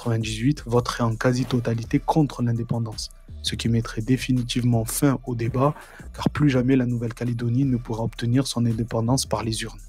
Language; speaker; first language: French; native; French